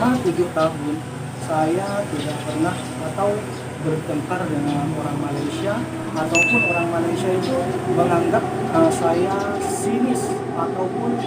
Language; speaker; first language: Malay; non-native, local second language; Madurese